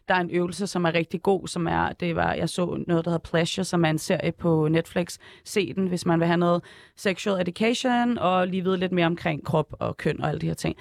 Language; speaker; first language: Danish; early bilingual, other home language; Arabic